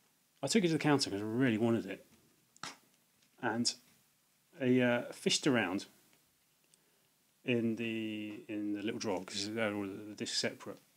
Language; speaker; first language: English; native; English